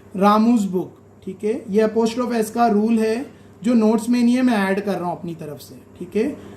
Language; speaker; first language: Hindi; native; Hindi